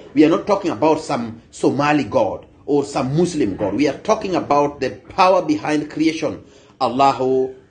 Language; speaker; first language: English; non-native, local second language; Luo (Kenya and Tanzania)